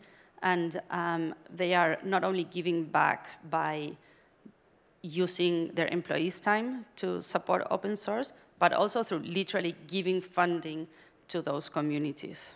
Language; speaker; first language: English; non-native, fluent; Spanish